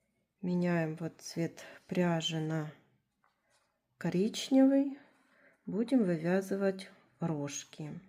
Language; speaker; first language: Russian; native; Russian